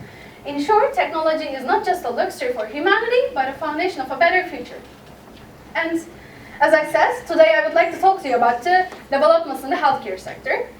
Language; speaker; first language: English; non-native, fluent; Turkish